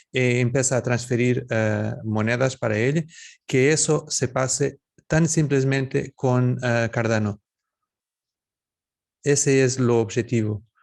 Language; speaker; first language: Spanish; non-native, learner; Portuguese